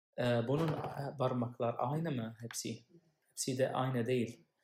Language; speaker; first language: Turkish; non-native, learner; Arabic